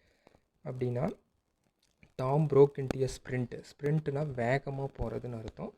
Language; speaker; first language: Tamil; native; Tamil